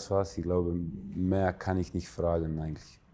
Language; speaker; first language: German; non-native, fluent; Croatian